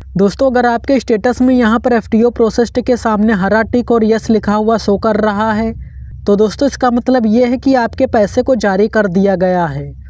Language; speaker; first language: Hindi; non-native, local second language; Marathi